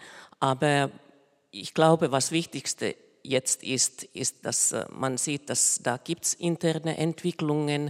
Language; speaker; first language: German; non-native, fluent; Finnish